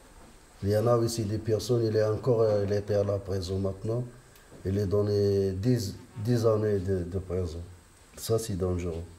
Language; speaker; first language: French; non-native, learner; Riffian